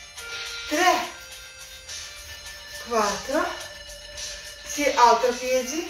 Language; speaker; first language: Italian; non-native, learner; Russian